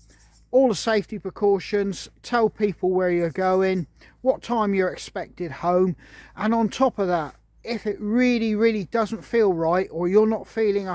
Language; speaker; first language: English; native; English